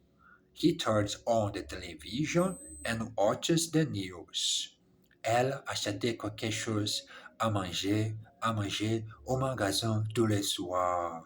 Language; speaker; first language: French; non-native, learner; English